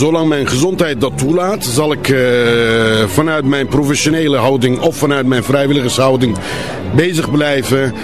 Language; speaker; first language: Dutch; non-native, fluent; Turkish